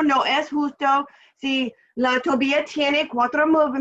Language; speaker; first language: Spanish; non-native, learner; English